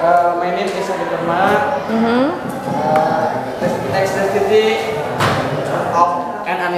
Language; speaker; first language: English; non-native, learner; Indonesian